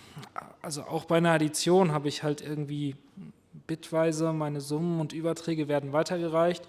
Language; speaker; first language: German; native; German